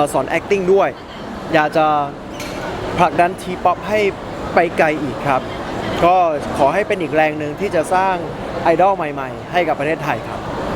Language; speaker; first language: Thai; early bilingual, heritage; Thai